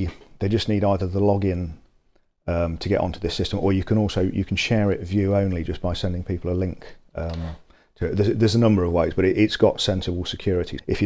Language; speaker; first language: English; native; English